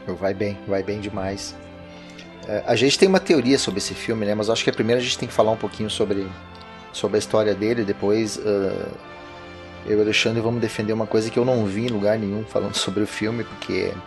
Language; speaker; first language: Portuguese; native; Portuguese